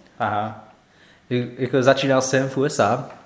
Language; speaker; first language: Czech; non-native, learner; English